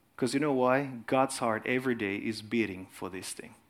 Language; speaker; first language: English; non-native, fluent; Indonesian